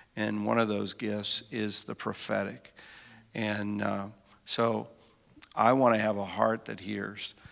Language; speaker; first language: English; native; English